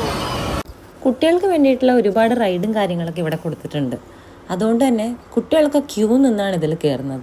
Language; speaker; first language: Malayalam; native; Malayalam